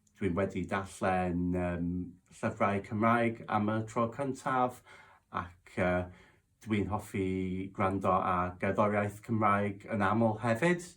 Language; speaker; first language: Welsh; non-native, learner; English